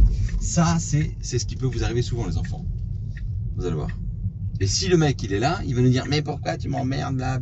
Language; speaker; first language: French; native; French